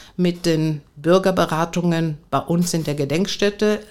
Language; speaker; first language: German; non-native, fluent; Greek